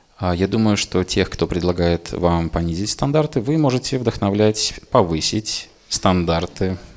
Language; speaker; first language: Russian; native; Russian